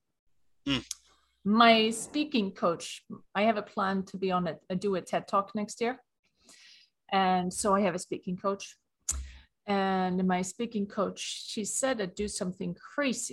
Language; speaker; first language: English; non-native, fluent; Swedish